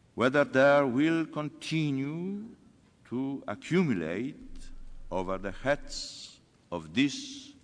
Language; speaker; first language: English; non-native, fluent; Polish